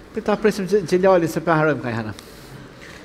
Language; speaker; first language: Albanian; native; Albanian